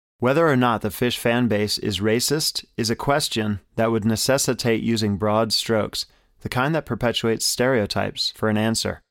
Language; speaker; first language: English; native; English